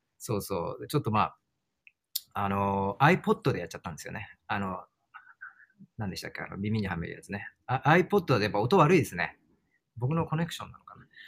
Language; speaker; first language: Japanese; native; Japanese